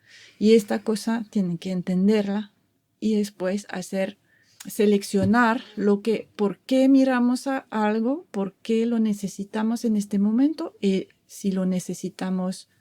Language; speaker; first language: Spanish; non-native, fluent; French